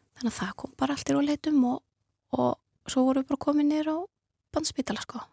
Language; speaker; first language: Icelandic; native; Icelandic